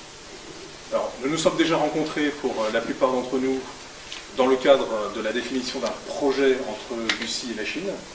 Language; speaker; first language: French; native; French